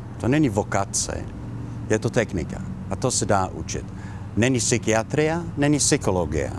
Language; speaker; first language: Czech; non-native, learner; Italian